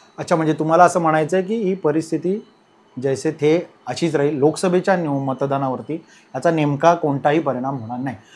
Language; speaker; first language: Marathi; native; Marathi